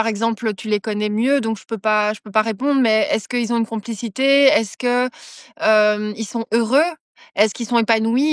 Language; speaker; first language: French; native; French